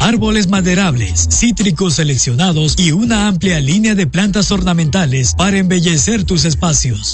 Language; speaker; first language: Spanish; native; Spanish